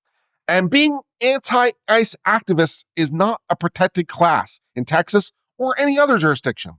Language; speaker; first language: English; native; English